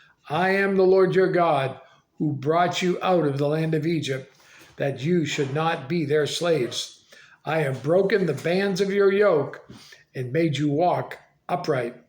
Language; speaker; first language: English; native; English